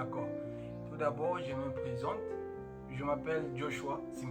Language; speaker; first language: French; non-native, learner; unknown